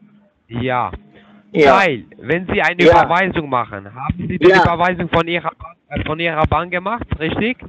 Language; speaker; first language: German; non-native, fluent; Turkish